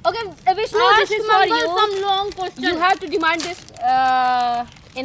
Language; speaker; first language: English; non-native, learner; Hindi